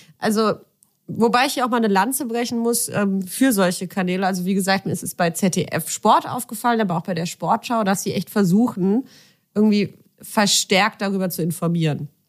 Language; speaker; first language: German; native; German